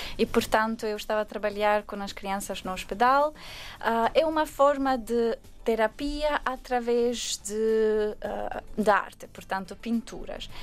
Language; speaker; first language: Portuguese; non-native, fluent; Albanian